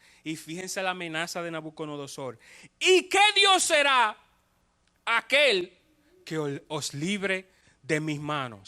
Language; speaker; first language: Spanish; native; Spanish